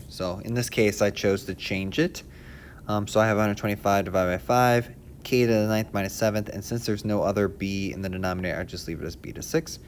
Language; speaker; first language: English; native; English